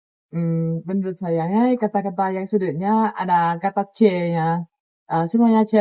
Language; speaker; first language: Indonesian; non-native, learner; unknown